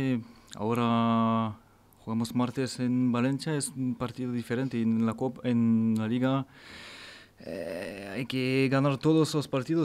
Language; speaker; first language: Spanish; non-native, fluent; French